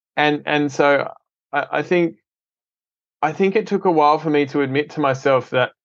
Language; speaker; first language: English; native; English